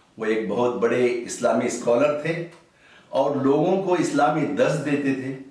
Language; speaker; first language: Urdu; native; Urdu